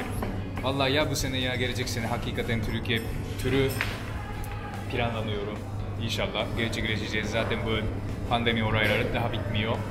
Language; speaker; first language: Turkish; non-native, fluent; Japanese